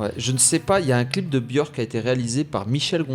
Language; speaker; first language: French; native; French